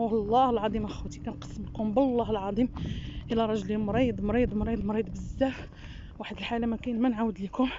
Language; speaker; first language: Arabic; native; Arabic